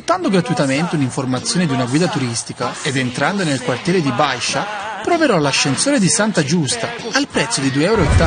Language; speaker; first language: Italian; native; Italian